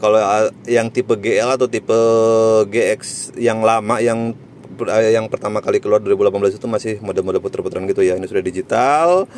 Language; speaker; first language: Indonesian; native; Indonesian